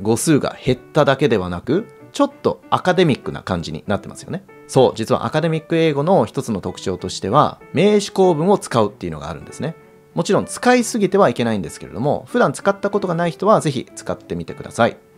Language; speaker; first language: Japanese; native; Japanese